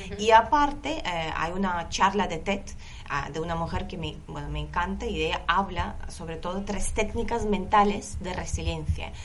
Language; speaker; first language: Spanish; non-native, fluent; Lithuanian